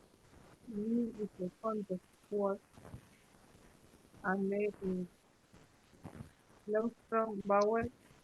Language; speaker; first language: English; non-native, learner; Spanish